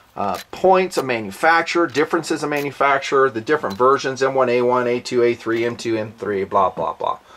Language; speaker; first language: English; native; English